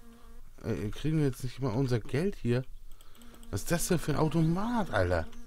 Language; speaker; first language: German; native; German